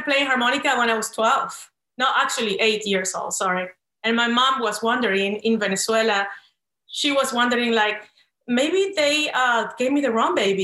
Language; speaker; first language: English; non-native, fluent; Spanish